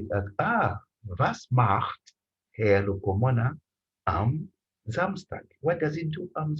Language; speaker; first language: German; non-native, fluent; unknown